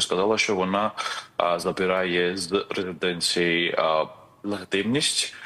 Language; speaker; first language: Ukrainian; non-native, fluent; Georgian